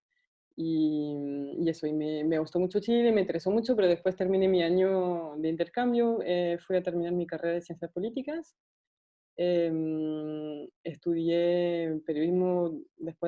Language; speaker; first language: Spanish; non-native, fluent; French